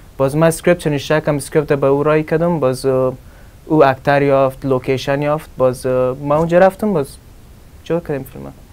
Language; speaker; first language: Persian; early bilingual, heritage; Persian